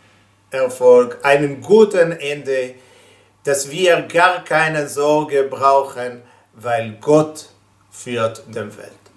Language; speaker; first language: German; non-native, fluent; Hebrew